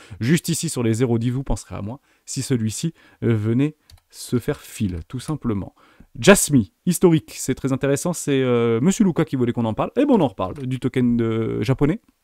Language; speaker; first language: French; native; French